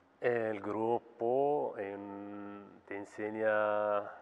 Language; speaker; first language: Italian; non-native, fluent; Arabic